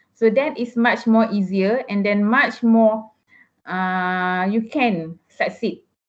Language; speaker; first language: English; non-native, local second language; Malay